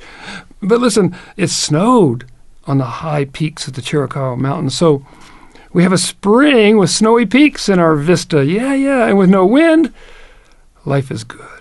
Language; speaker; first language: English; native; English